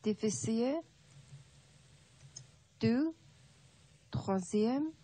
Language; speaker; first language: French; non-native, learner; Chinese